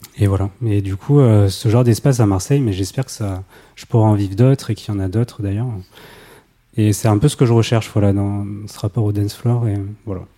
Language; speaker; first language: French; native; French